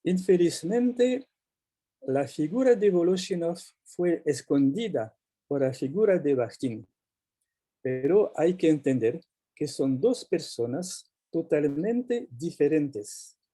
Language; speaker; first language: Spanish; non-native, fluent; French